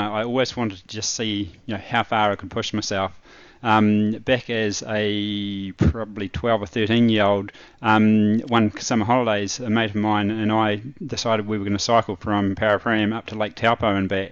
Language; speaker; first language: English; native; English